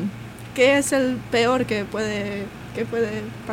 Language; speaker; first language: Spanish; non-native, learner; English